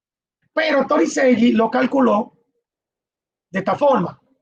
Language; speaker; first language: Spanish; native; Spanish